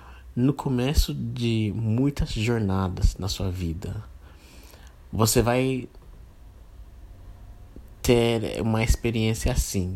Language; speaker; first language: Portuguese; non-native, fluent; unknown